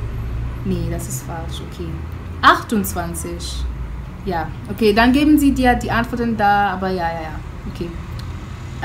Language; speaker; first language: German; non-native, fluent; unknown